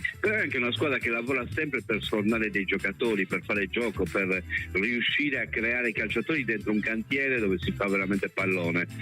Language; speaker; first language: Italian; native; Italian